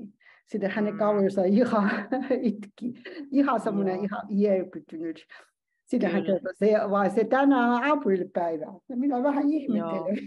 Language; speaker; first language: Finnish; non-native, learner; Chinese